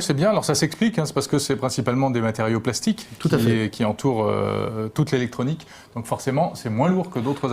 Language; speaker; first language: French; native; French